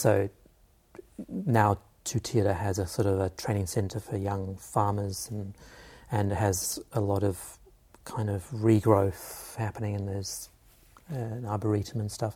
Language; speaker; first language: English; native; English